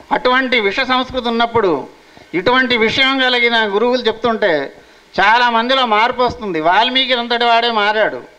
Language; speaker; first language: Telugu; non-native, local second language; Hindi